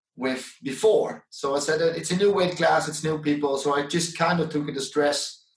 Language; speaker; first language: English; non-native, fluent; Dutch